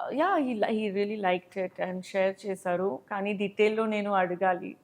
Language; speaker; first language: Telugu; non-native, learner; Hindi